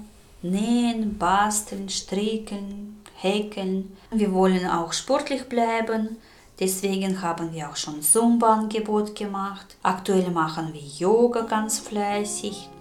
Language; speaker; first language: German; non-native, fluent; Russian